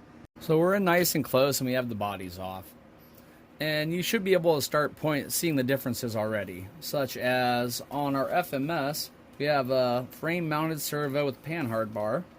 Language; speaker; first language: English; native; English